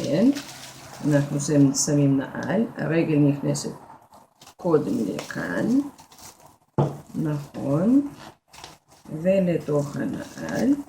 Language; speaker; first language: Hebrew; non-native, fluent; Russian